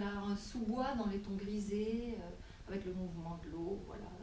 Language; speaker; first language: French; native; French